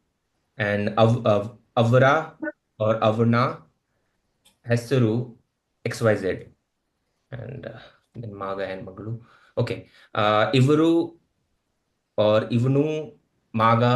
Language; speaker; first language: Kannada; non-native, learner; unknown